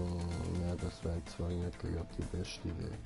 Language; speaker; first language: German; native; German